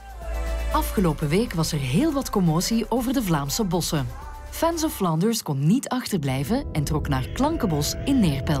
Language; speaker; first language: Dutch; native; Dutch